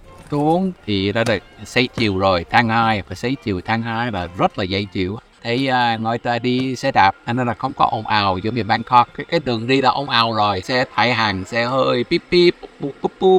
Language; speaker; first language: Vietnamese; non-native, fluent; English